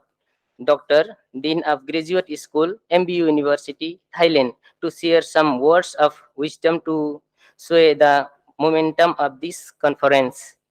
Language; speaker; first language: English; non-native, fluent; Thai